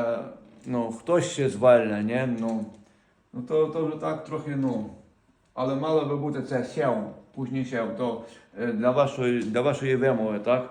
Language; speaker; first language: Polish; non-native, fluent; Ukrainian